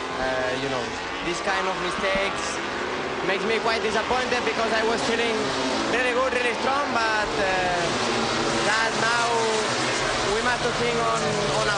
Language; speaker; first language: English; non-native, fluent; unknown